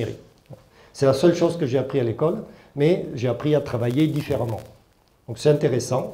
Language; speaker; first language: French; early bilingual, other home language; German